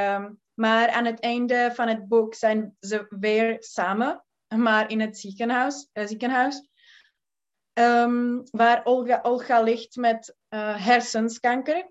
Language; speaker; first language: Dutch; non-native, learner; Czech